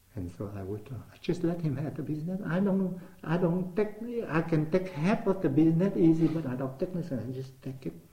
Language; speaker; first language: English; non-native, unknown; Vietnamese